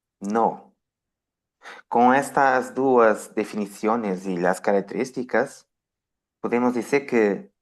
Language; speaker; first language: Spanish; non-native, fluent; Portuguese